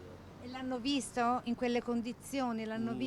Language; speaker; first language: Italian; native; Italian